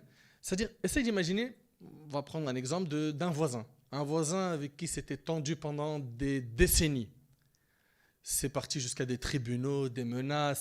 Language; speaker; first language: French; native; French